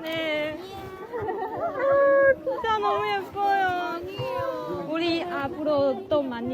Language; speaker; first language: Korean; non-native, learner; Chinese